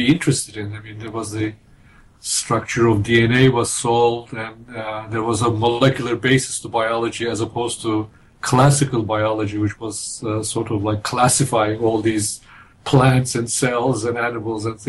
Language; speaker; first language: English; non-native, fluent; Turkish